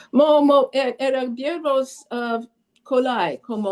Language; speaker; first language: Spanish; early bilingual, heritage; Spanish